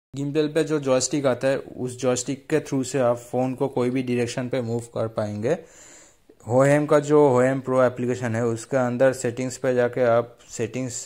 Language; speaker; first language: Hindi; native; Hindi